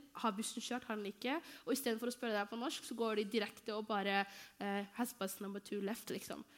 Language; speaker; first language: Norwegian; early bilingual, other home language; Somali